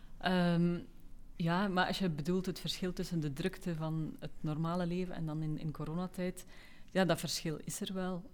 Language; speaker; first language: Dutch; native; Dutch